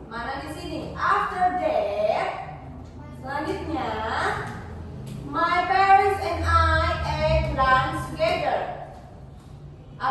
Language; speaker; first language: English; non-native, learner; Indonesian